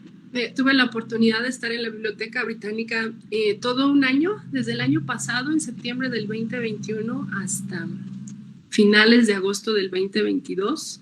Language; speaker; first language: Spanish; native; Spanish